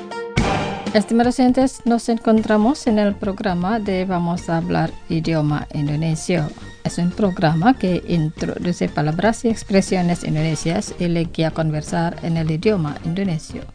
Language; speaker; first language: Spanish; non-native, fluent; Indonesian